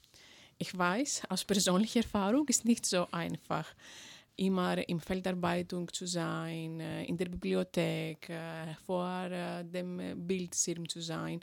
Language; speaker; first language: German; non-native, fluent; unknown